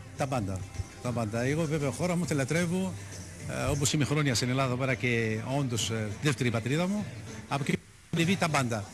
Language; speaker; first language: Greek; non-native, fluent; Arabic